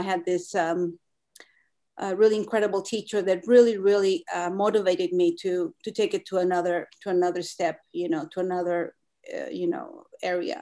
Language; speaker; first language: English; non-native, fluent; Spanish